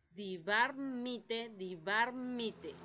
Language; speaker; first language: German; non-native, learner; Spanish